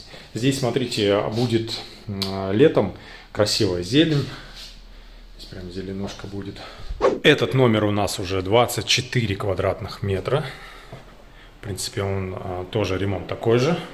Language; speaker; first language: Russian; native; Russian